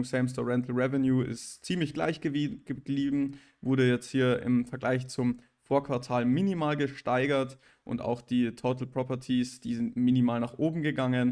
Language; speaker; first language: German; native; German